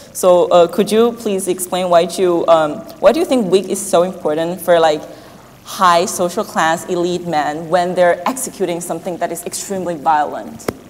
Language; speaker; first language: English; non-native, fluent; Chinese